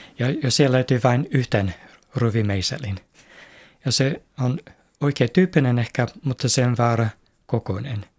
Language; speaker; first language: Finnish; non-native, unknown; English